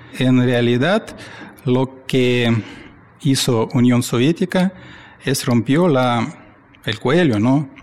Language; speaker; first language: Spanish; non-native, fluent; Russian